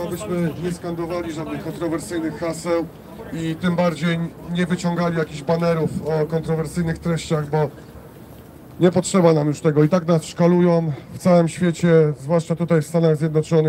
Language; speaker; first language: Polish; native; Polish